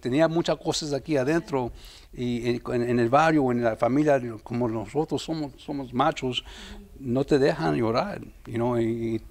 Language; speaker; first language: Spanish; early bilingual, heritage; Spanish